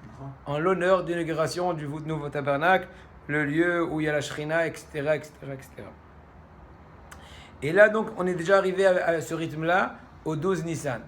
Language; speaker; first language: French; native; French